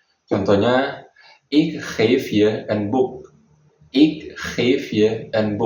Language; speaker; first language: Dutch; non-native, fluent; Indonesian